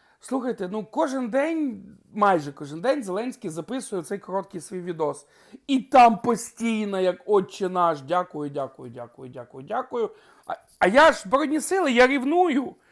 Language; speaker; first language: Ukrainian; native; Ukrainian